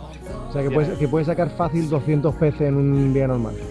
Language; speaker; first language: Spanish; native; Spanish